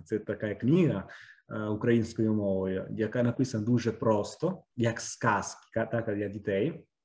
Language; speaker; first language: Ukrainian; non-native, fluent; Italian